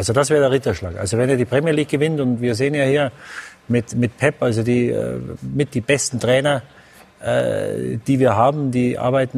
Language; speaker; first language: German; native; German